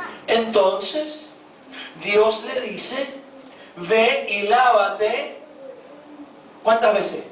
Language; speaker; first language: Spanish; native; Spanish